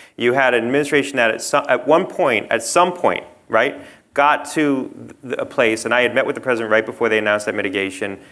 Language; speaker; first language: English; native; English